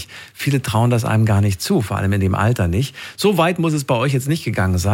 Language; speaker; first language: German; native; German